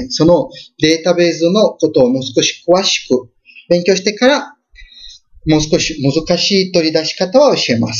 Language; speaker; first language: Japanese; non-native, fluent; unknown